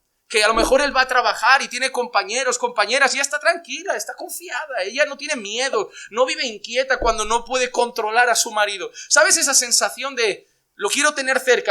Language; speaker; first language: Spanish; native; Spanish